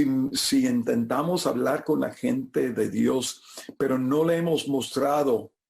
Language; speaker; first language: Spanish; non-native, fluent; English